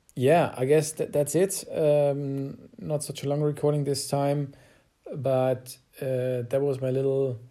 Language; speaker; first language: English; non-native, fluent; German